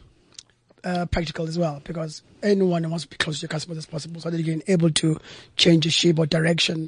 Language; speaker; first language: English; non-native, local second language; Xhosa